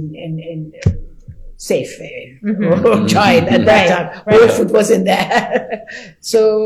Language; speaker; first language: English; non-native, fluent; Persian